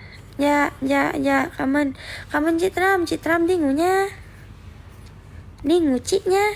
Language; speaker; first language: Vietnamese; non-native, learner; Indonesian